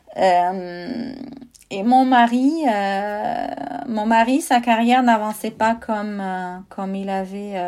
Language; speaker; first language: French; non-native, fluent; Russian